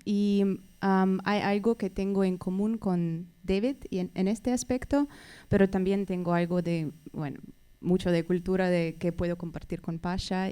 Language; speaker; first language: Spanish; non-native, fluent; Russian